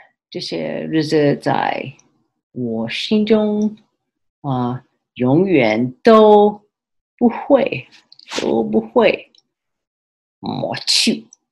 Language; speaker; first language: Chinese; non-native, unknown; English